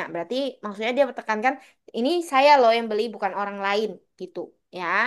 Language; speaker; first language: Indonesian; native; Indonesian